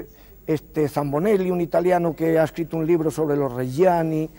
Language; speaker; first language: Spanish; native; Spanish